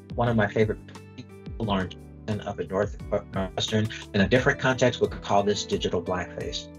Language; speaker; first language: English; native; English